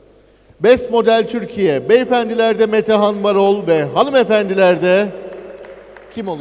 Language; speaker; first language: Turkish; native; Turkish